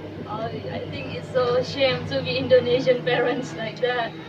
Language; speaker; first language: English; non-native, learner; Indonesian